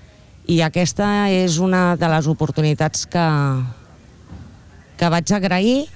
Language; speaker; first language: Catalan; non-native, local second language; Spanish